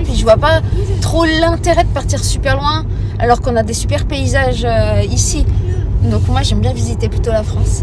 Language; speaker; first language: French; native; French